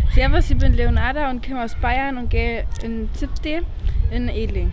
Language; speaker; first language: German; native; German